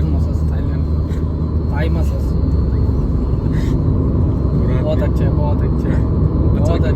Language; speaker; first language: Hindi; non-native, learner; Bangla